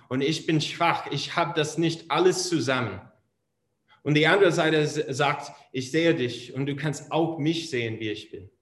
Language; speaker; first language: German; non-native, fluent; English